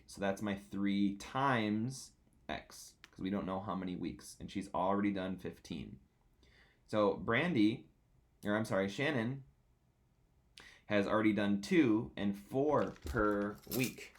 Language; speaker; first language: English; native; English